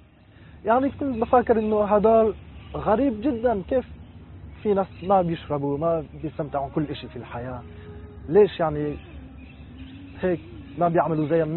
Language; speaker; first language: Arabic; non-native, fluent; French